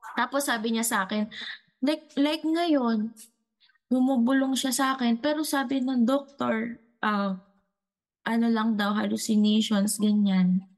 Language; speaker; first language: Filipino; non-native, local second language; Cebuano